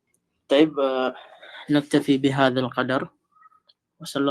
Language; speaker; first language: Arabic; non-native, fluent; Filipino